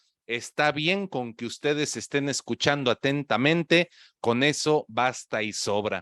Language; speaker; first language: Spanish; native; Spanish